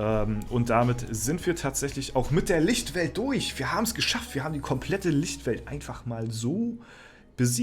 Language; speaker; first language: German; native; German